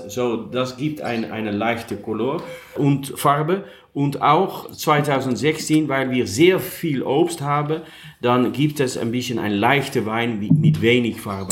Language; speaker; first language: German; non-native, learner; Dutch